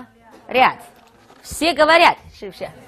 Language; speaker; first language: Russian; non-native, fluent; Chinese